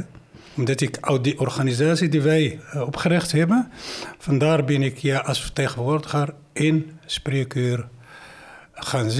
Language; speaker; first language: Dutch; non-native, fluent; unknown